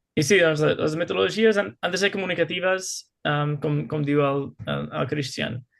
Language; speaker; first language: Catalan; non-native, fluent; English